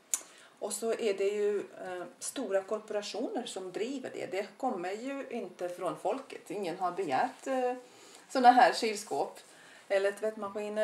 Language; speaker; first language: Swedish; non-native, fluent; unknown